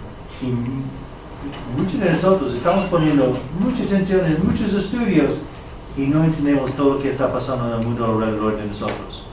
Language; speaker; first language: Spanish; non-native, fluent; English